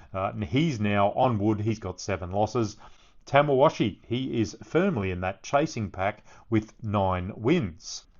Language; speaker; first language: English; native; English